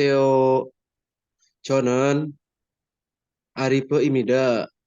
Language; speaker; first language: Korean; non-native, learner; Indonesian